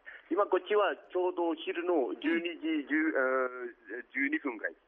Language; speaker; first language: Japanese; non-native, fluent; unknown